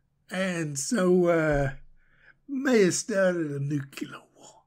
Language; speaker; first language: English; native; English